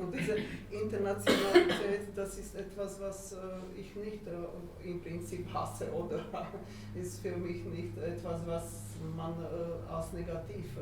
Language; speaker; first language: German; non-native, fluent; Slovak